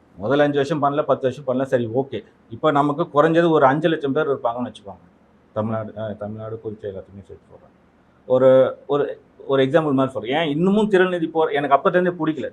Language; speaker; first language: Tamil; non-native, local second language; Telugu